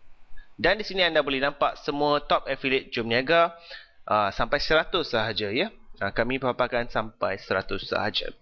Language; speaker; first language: Malay; native; Malay